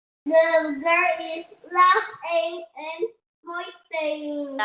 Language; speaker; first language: English; non-native, learner; Vietnamese